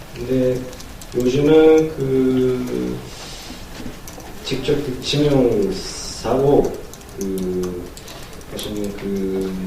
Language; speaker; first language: Korean; non-native, learner; Japanese